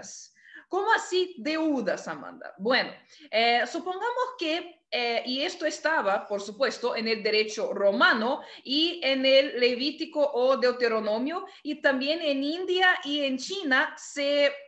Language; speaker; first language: Spanish; non-native, fluent; Portuguese